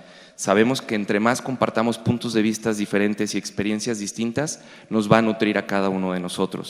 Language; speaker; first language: Spanish; native; Spanish